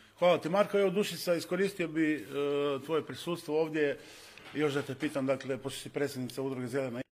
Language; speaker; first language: Croatian; native; Croatian